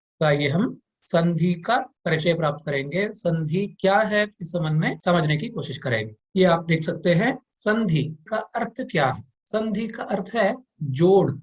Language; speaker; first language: Hindi; non-native, local second language; Kannada